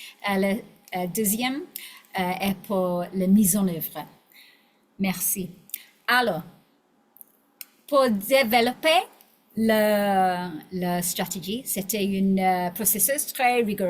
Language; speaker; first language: French; non-native, learner; English